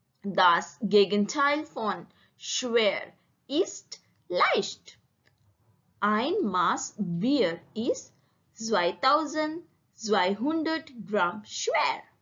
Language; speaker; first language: German; non-native, learner; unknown